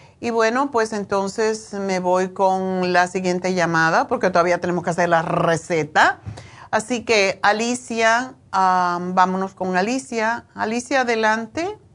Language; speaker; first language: Spanish; native; Spanish